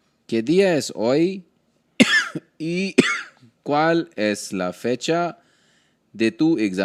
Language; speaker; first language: Spanish; non-native, learner; Hindi